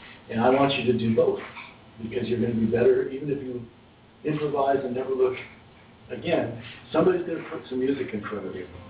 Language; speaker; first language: English; native; English